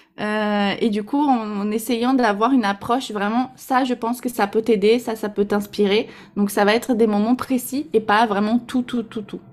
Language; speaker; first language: French; non-native, fluent; Portuguese